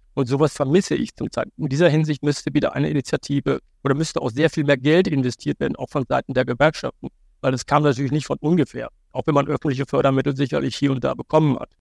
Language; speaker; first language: German; native; German